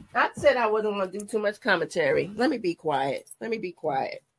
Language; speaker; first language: English; native; English